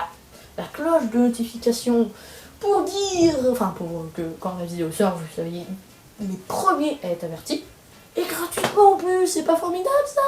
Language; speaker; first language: French; native; French